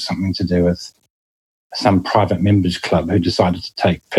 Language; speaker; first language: English; native; English